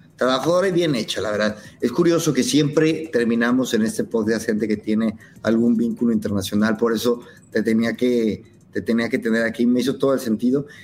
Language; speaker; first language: Spanish; native; Spanish